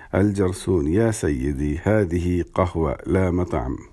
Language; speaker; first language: Arabic; non-native, learner; English